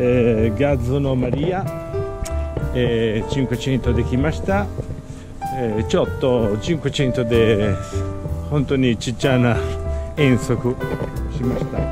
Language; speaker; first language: Japanese; non-native, learner; Italian